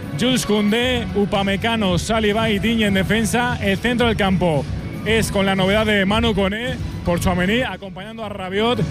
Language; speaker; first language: Spanish; native; Spanish